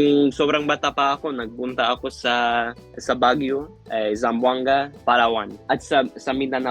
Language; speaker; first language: Filipino; non-native, fluent; Spanish